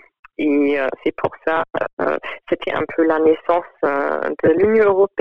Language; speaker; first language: French; non-native, fluent; German